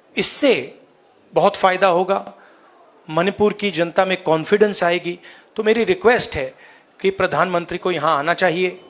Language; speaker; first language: Hindi; native; Hindi